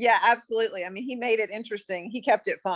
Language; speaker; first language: English; native; English